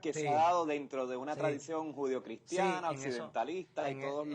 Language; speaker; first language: Spanish; native; Spanish